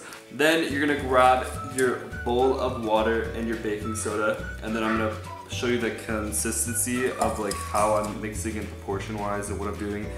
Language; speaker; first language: English; native; English